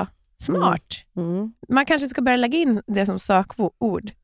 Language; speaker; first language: Swedish; native; Swedish